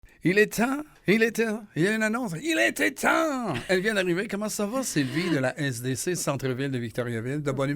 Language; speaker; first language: French; native; French